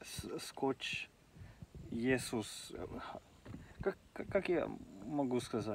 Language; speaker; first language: Russian; non-native, learner; Finnish